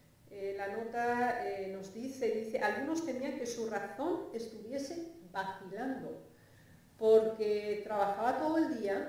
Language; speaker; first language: Spanish; native; Spanish